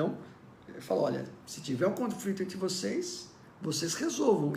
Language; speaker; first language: Portuguese; native; Portuguese